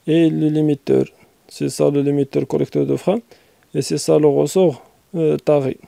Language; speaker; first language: French; non-native, local second language; Arabic